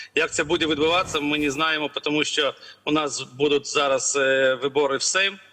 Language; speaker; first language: Ukrainian; non-native, learner; Lithuanian